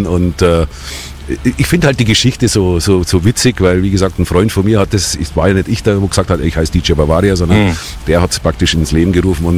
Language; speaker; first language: German; native; German